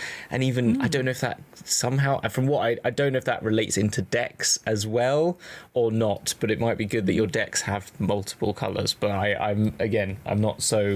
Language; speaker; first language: English; native; English